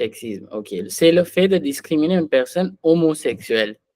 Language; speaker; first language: French; non-native, fluent; Hindi